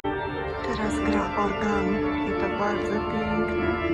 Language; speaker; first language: Polish; non-native, learner; Ukrainian